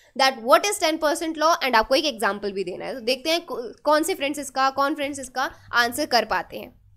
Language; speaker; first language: Hindi; native; Hindi